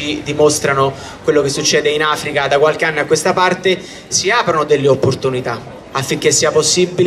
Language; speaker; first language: Italian; native; Italian